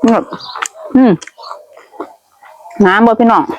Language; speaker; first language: Thai; non-native, local second language; Northeastern Thai